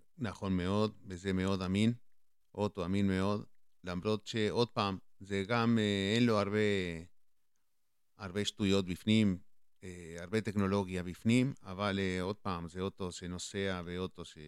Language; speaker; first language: Hebrew; non-native, fluent; Spanish